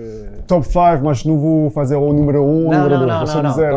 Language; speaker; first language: Portuguese; non-native, fluent; French